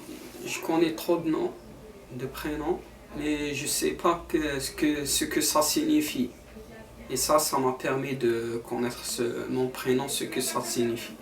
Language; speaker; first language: French; non-native, learner; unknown